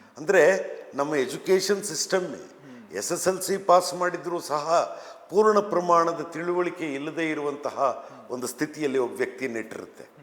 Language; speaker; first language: Kannada; native; Kannada